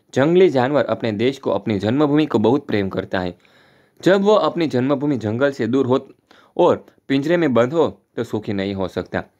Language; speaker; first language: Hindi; non-native, local second language; Gujarati